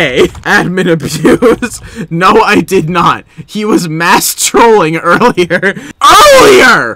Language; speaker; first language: English; native; English